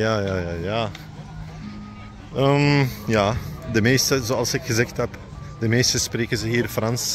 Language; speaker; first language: Dutch; non-native, fluent; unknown